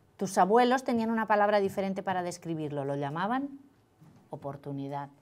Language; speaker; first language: Spanish; non-native, local second language; Catalan